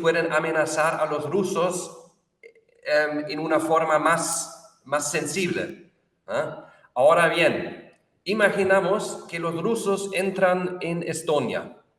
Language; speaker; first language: Spanish; non-native, fluent; German